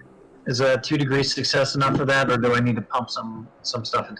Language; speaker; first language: English; native; English